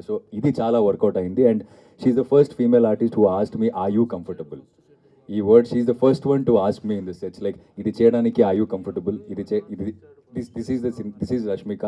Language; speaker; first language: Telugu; non-native, fluent; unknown